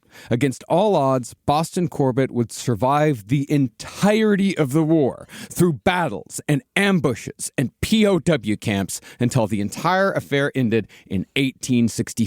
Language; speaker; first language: English; native; English